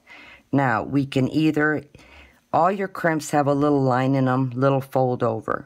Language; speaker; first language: English; native; English